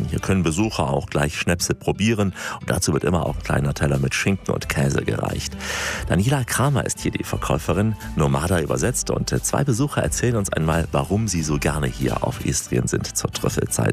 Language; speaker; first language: German; native; German